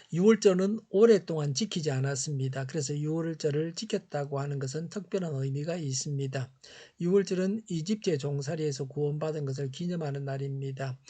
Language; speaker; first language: Korean; native; Korean